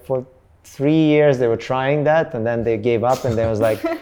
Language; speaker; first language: English; non-native, fluent; Russian